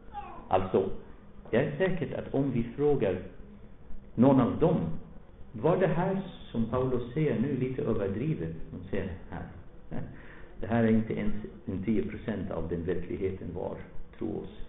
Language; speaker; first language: Swedish; non-native, fluent; Arabic